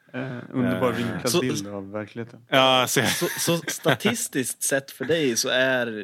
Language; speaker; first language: Swedish; native; Swedish